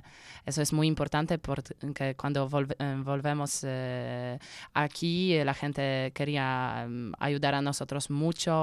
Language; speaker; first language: Spanish; non-native, learner; Polish